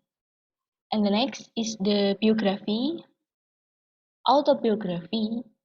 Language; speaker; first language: English; non-native, learner; Indonesian